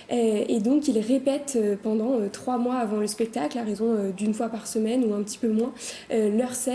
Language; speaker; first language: French; native; French